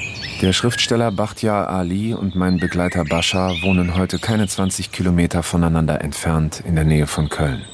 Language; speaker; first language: German; native; German